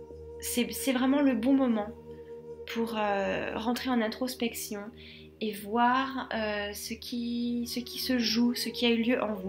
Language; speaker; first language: French; native; French